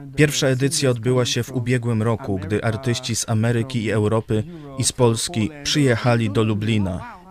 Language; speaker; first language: Polish; non-native, fluent; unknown